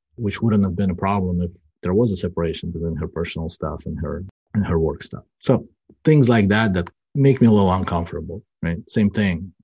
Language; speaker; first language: English; early bilingual, other home language; Russian